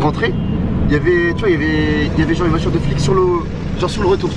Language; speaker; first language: French; native; French